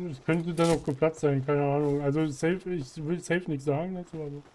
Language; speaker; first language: German; native; German